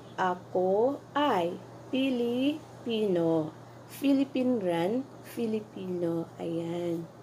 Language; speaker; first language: Filipino; native; Filipino